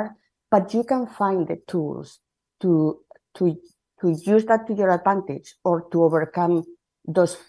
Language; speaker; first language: English; non-native, fluent; Spanish